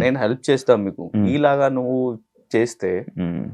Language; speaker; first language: Telugu; non-native, local second language; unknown